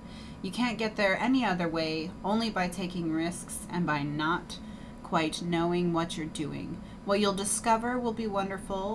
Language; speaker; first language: English; native; English